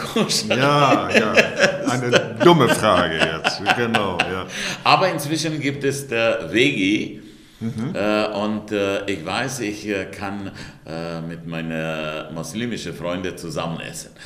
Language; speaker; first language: German; non-native, fluent; Romanian